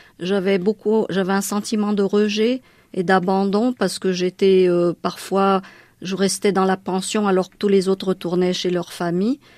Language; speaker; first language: French; non-native, local second language; Malagasy